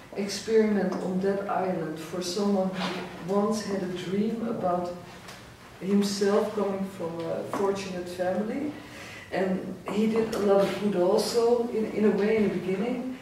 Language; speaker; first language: English; non-native, fluent; Dutch